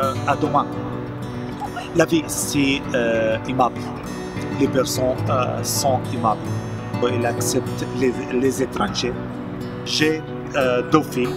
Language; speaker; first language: French; non-native, fluent; Arabic